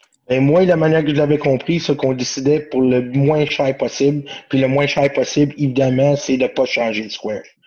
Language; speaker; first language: French; native; French